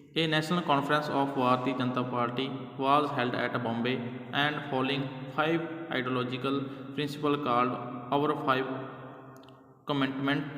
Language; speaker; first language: English; non-native, local second language; Punjabi